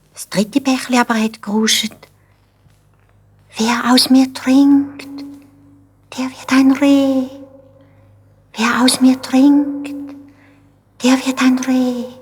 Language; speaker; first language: German; native; German